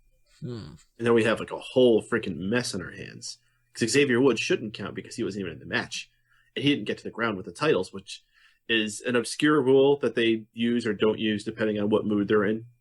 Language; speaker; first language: English; native; English